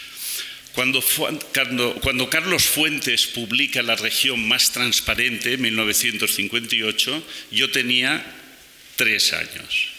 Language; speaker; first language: Spanish; native; Spanish